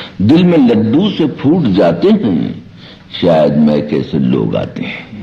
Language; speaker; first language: Urdu; native; Urdu